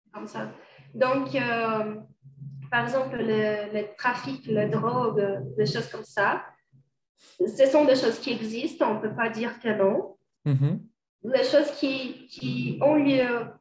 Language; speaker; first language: French; non-native, fluent; Portuguese